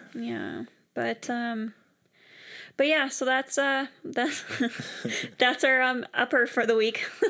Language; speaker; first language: English; native; English